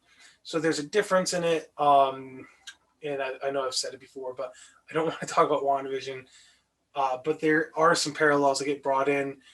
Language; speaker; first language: English; native; English